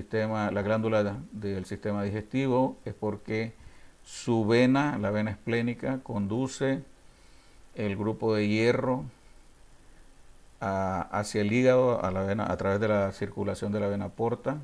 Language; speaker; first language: Spanish; native; Spanish